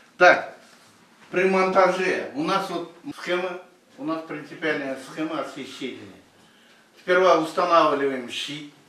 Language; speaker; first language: Russian; non-native, local second language; Kazakh